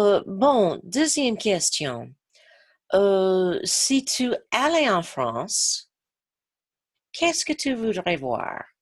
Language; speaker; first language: French; non-native, fluent; English